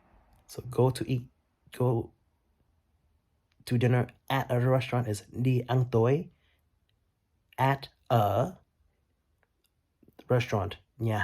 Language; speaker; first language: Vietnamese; early bilingual, heritage; Vietnamese